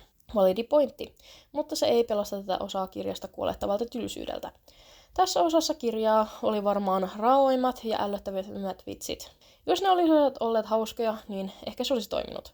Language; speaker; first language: Finnish; native; Finnish